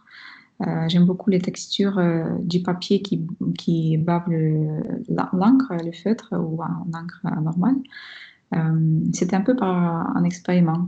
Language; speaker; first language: French; non-native, fluent; Russian